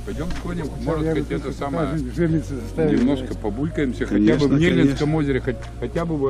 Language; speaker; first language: Russian; native; Russian